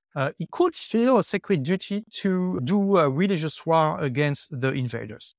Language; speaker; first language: English; non-native, fluent; French